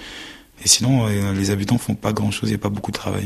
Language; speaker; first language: French; early bilingual, other home language; Haitian Creole